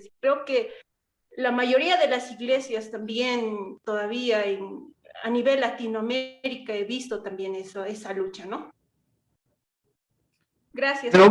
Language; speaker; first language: Spanish; non-native, local second language; Quechua